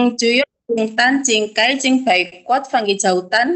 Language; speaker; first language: Cantonese; non-native, learner; Indonesian